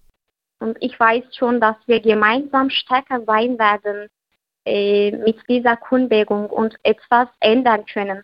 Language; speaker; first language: German; non-native, learner; Turkish